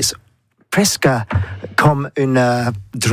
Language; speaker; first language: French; non-native, learner; English